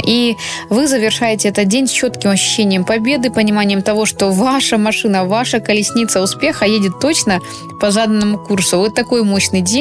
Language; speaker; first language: Russian; native; Russian